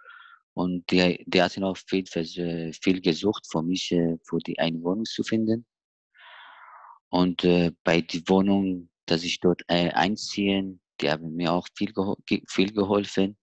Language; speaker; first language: German; non-native, learner; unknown